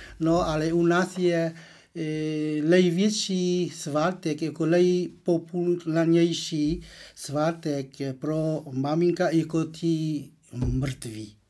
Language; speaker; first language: Czech; non-native, learner; Vietnamese